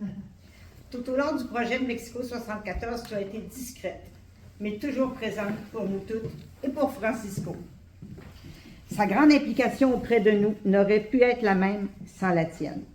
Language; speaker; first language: French; native; French